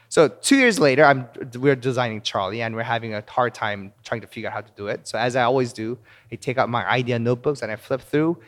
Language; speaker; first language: English; early bilingual, other home language; Korean